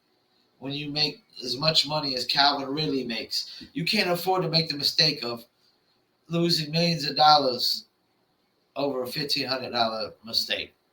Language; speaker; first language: English; native; English